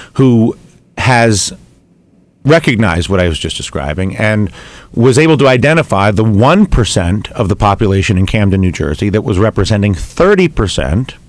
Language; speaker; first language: English; native; English